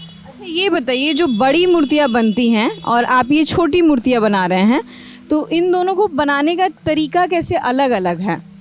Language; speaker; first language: Hindi; native; Hindi